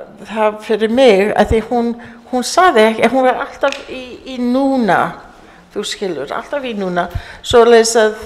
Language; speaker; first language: Icelandic; early bilingual, heritage; English